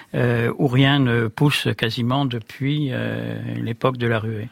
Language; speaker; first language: French; native; French